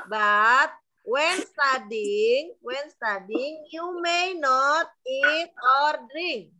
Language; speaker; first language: English; non-native, learner; Indonesian